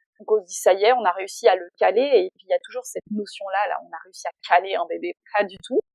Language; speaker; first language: French; native; French